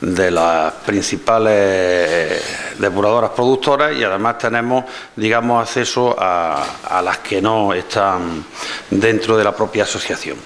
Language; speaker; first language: Spanish; native; Spanish